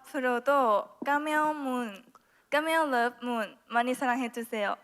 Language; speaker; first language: Korean; non-native, learner; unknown